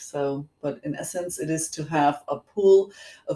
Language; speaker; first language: English; non-native, fluent; German